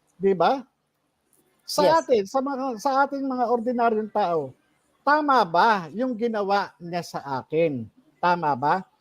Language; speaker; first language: Filipino; native; Filipino